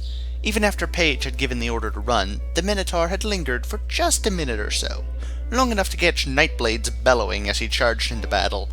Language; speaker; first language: English; native; English